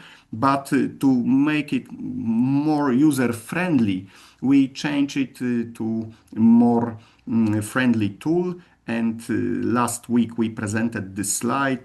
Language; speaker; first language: English; non-native, fluent; Polish